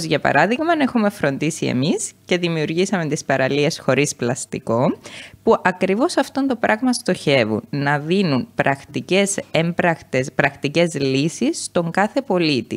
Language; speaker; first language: Greek; native; Greek